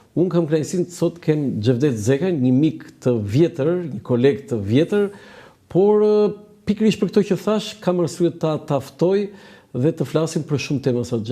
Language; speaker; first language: Albanian; native; Albanian